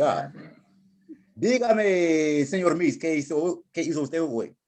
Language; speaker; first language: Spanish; non-native, fluent; English